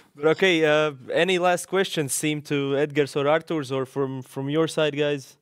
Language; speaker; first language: English; non-native, fluent; Latvian